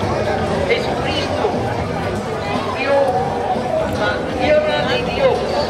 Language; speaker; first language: Spanish; non-native, learner; English